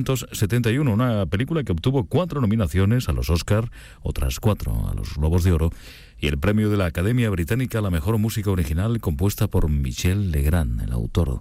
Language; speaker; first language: Spanish; native; Spanish